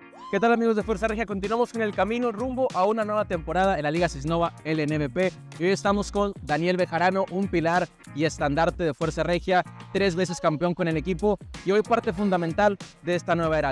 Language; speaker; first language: Spanish; native; Spanish